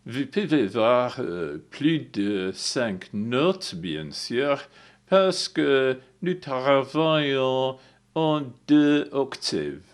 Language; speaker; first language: French; non-native, learner; English